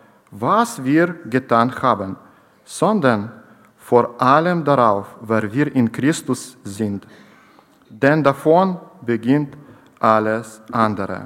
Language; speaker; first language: German; non-native, learner; Ukrainian